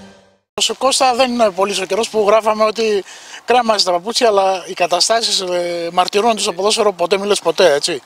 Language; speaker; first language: Greek; native; Greek